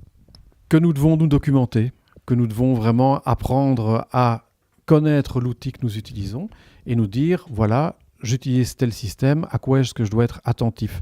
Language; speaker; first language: French; native; French